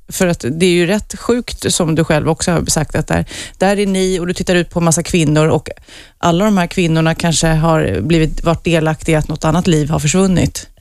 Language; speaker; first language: Swedish; native; Swedish